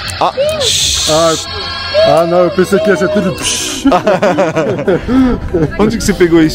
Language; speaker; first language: Portuguese; non-native, fluent; French